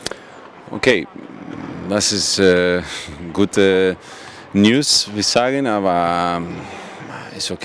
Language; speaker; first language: German; non-native, learner; Russian